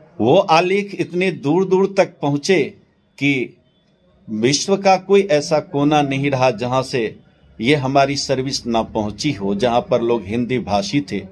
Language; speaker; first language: Hindi; non-native, local second language; Maithili